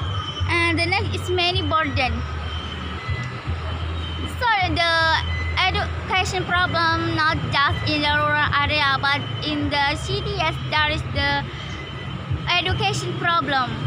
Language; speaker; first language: English; non-native, learner; Indonesian